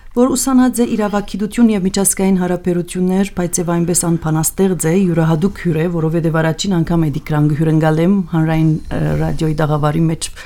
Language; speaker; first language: Armenian; early bilingual, heritage; Armenian